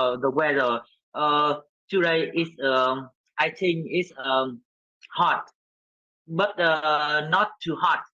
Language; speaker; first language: English; non-native, learner; Vietnamese